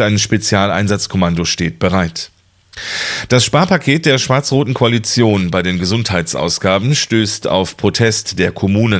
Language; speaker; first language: German; native; German